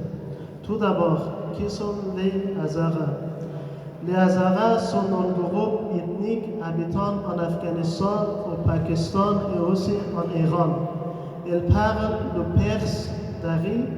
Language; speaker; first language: French; non-native, learner; Persian